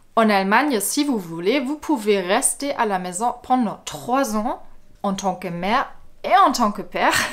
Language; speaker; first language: French; non-native, fluent; German